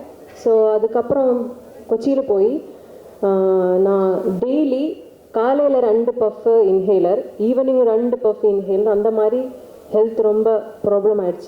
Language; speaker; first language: Tamil; non-native, learner; Malayalam